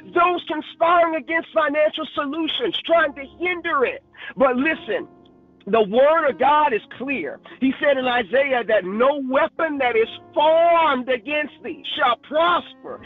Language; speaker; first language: English; native; English